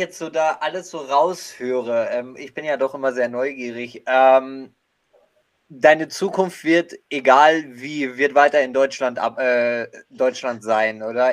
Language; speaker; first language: German; native; German